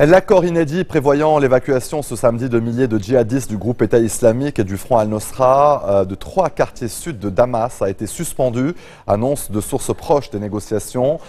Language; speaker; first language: French; non-native, local second language; Arabic